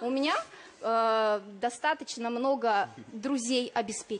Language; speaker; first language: Russian; native; Russian